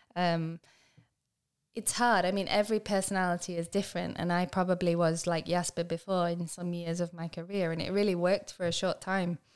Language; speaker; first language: English; native; English